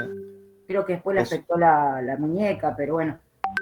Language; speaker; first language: Spanish; native; Spanish